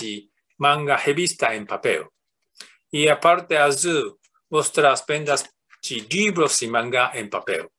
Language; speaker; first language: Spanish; non-native, fluent; Japanese